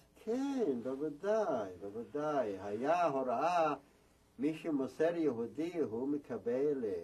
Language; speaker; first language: Hebrew; non-native, fluent; Yiddish